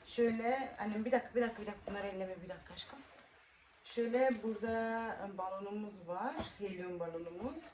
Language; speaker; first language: Turkish; early bilingual, heritage; Turkish